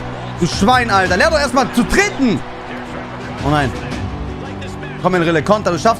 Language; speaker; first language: German; native; German